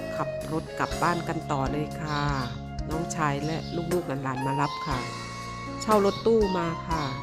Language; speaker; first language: Thai; non-native, local second language; Lao